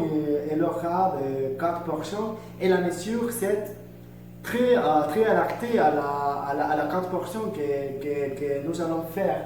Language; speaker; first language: French; non-native, learner; Spanish